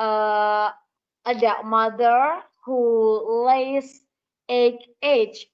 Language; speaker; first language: English; non-native, learner; Indonesian